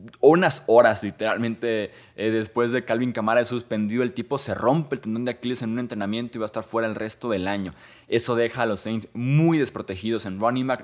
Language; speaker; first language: Spanish; native; Spanish